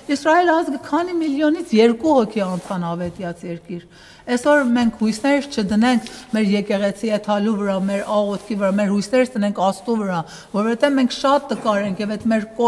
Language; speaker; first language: Armenian; early bilingual, heritage; Armenian